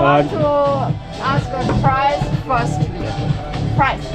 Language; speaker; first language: English; non-native, learner; Chinese